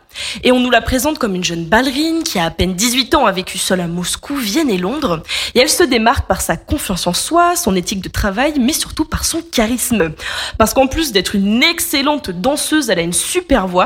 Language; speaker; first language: French; native; French